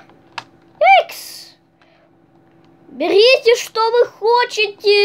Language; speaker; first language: Russian; early bilingual, heritage; Russian